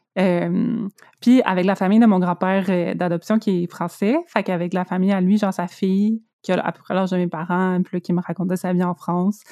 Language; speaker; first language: French; native; French